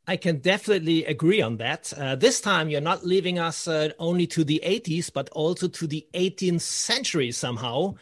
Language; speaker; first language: English; non-native, fluent; German